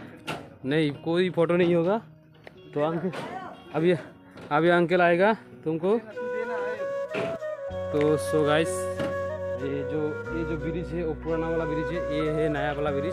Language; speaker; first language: Hindi; non-native, local second language; Bangla